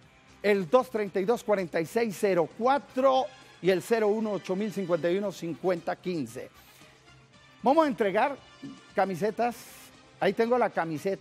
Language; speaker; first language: Spanish; native; Spanish